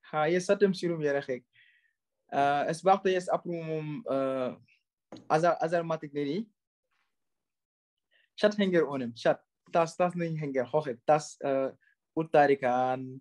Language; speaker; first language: Armenian; non-native, learner; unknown